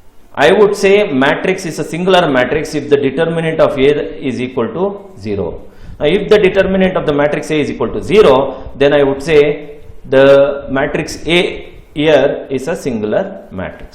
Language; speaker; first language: English; non-native, local second language; Kannada